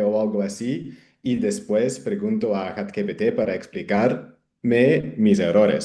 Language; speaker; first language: Spanish; non-native, fluent; English